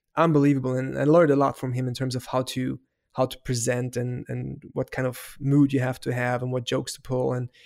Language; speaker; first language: English; non-native, fluent; German